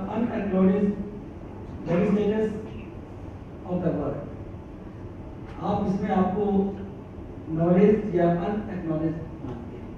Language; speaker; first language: Hindi; native; Hindi